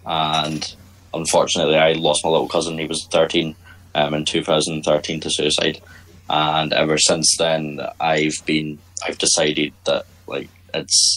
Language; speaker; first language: English; native; English